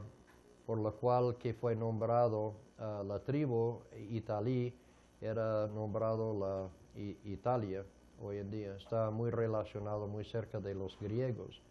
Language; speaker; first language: Spanish; non-native, fluent; English